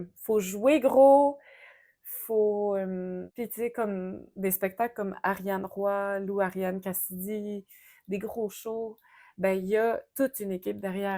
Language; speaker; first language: French; native; French